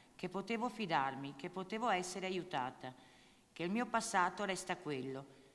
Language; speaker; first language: Italian; native; Italian